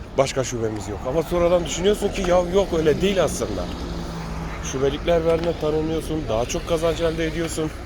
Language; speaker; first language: Turkish; early bilingual, heritage; Turkish